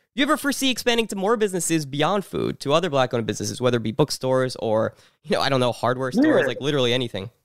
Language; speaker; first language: English; native; English